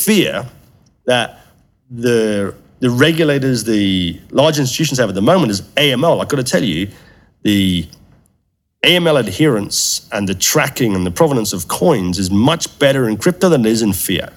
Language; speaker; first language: English; native; English